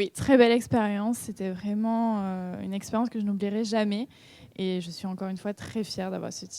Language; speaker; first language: French; native; French